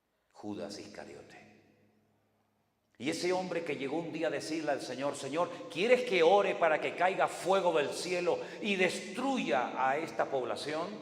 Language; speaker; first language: Spanish; native; Spanish